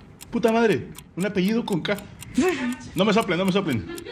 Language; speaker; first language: Spanish; native; Spanish